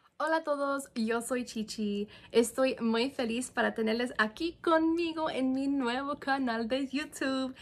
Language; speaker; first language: Spanish; non-native, fluent; English